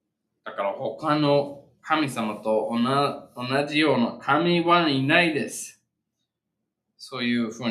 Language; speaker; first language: Japanese; non-native, fluent; English